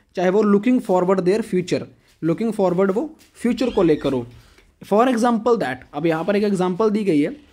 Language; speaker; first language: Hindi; non-native, local second language; Punjabi